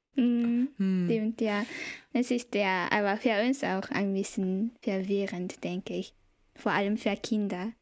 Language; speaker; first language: German; non-native, fluent; Japanese